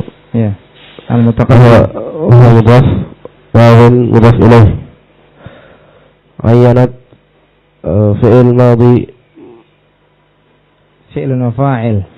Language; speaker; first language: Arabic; non-native, fluent; Indonesian